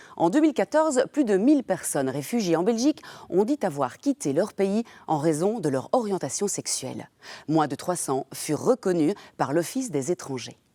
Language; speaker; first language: French; native; French